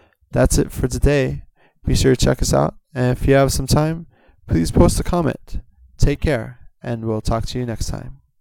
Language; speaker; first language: English; native; English